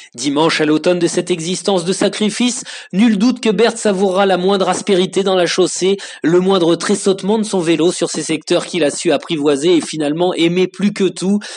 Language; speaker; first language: French; native; French